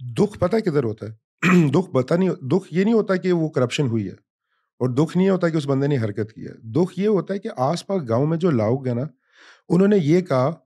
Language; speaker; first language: Urdu; native; Urdu